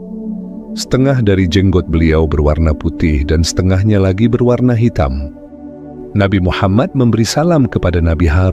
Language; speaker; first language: Indonesian; native; Indonesian